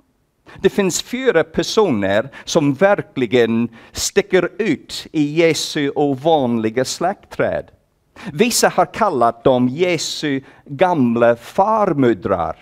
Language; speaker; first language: Swedish; non-native, fluent; English